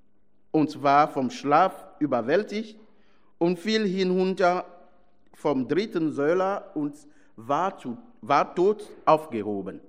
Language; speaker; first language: German; non-native, fluent; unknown